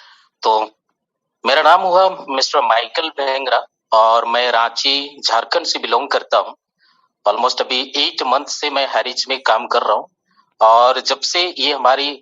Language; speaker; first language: Hindi; native; Hindi